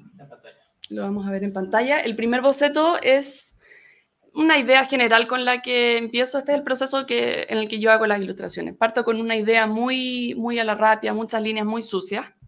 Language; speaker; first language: Spanish; native; Spanish